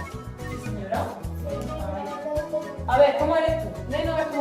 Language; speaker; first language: Spanish; native; Spanish